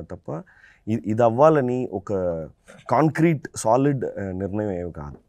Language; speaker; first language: Telugu; non-native, local second language; Tamil